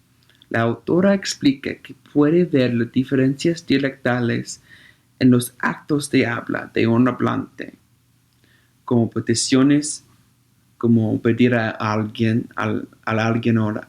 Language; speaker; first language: Spanish; non-native, learner; English